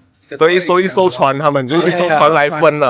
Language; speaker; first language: Chinese; non-native, local second language; Indonesian